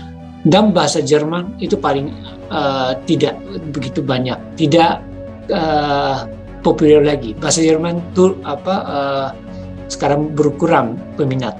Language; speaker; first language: Indonesian; non-native, fluent; Japanese